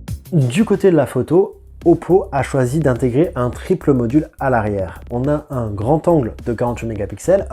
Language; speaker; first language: French; native; French